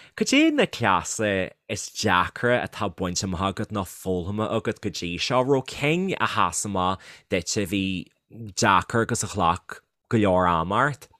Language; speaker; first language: Irish; native; Irish